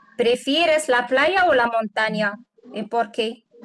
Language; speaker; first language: Spanish; non-native, learner; Arabic